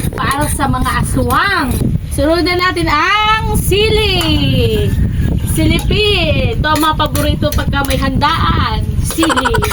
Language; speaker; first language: Filipino; native; Filipino